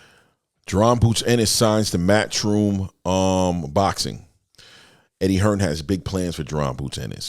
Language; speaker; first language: English; native; English